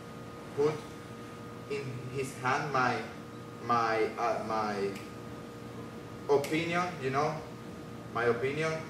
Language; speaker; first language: English; non-native, learner; Spanish